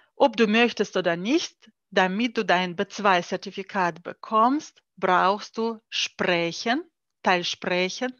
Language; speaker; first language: German; non-native, fluent; Russian